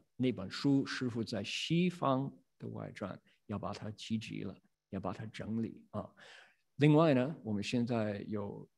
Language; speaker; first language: Chinese; non-native, fluent; English